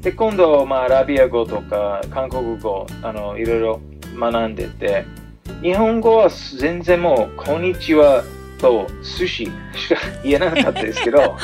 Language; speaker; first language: Japanese; non-native, fluent; English